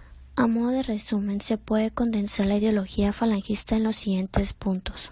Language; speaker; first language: Spanish; native; Spanish